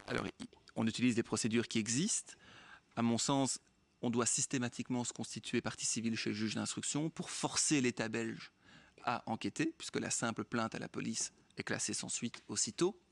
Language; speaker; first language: French; native; French